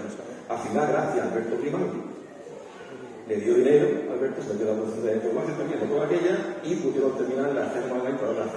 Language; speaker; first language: Spanish; native; Spanish